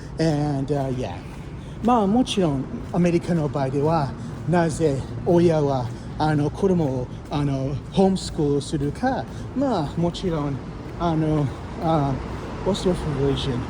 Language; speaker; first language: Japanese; non-native, fluent; English